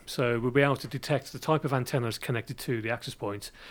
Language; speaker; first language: English; native; English